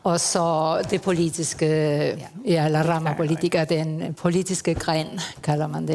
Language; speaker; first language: Danish; non-native, fluent; Spanish